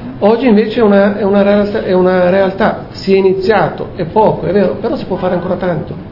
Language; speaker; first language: Italian; non-native, fluent; Albanian